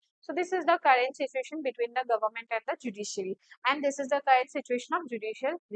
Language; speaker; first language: English; non-native, local second language; Hindi